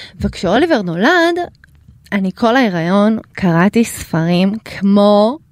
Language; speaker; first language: Hebrew; early bilingual, other home language; Russian